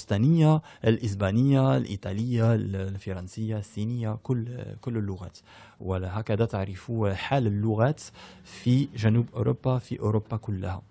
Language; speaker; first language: Arabic; early bilingual, heritage; French